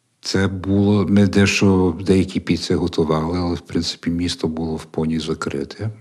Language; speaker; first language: Ukrainian; early bilingual, heritage; Ukrainian